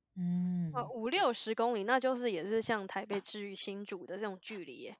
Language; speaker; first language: Chinese; native; Chinese